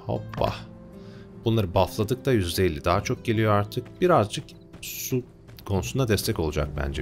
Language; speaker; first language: Turkish; native; Turkish